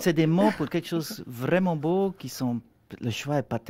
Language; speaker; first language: French; non-native, local second language; Swiss German